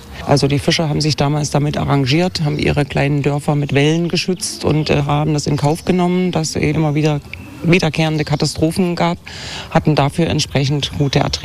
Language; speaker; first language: German; native; German